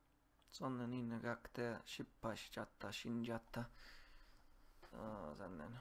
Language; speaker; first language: Japanese; non-native, learner; English